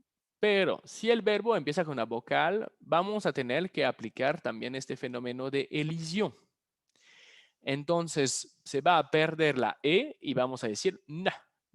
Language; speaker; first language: Spanish; non-native, fluent; French